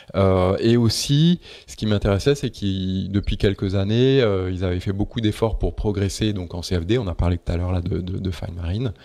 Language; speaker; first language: French; native; French